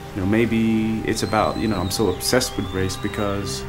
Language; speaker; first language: English; native; English